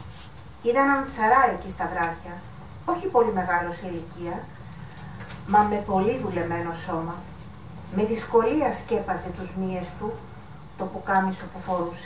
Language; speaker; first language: Greek; native; Greek